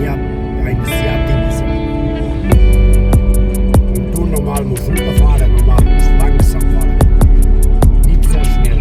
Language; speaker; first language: German; non-native, learner; Portuguese